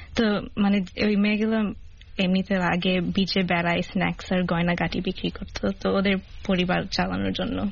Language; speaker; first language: Bangla; early bilingual, heritage; Bangla